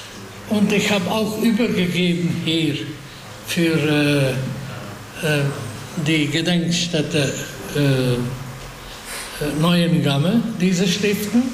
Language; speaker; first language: German; non-native, fluent; Hungarian